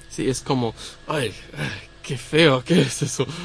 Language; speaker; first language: Spanish; non-native, learner; English